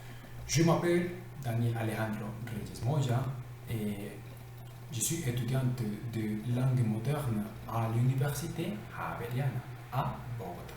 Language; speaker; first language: French; non-native, learner; Spanish